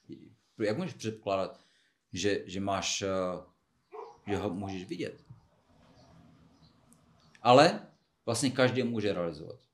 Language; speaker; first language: Czech; non-native, fluent; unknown